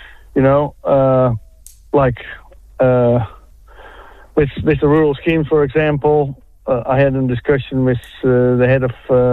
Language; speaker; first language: English; non-native, fluent; Dutch